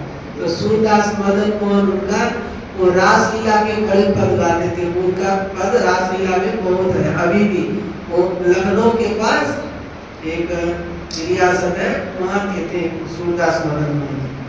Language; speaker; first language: Hindi; native; Hindi